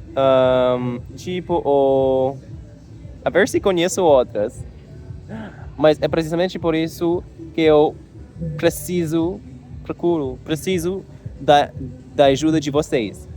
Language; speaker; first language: Portuguese; non-native, learner; English